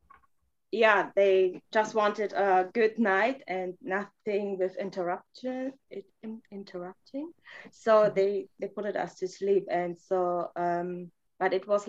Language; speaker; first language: English; non-native, fluent; German